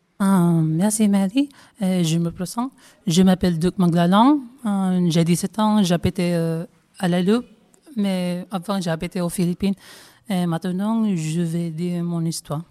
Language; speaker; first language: French; non-native, learner; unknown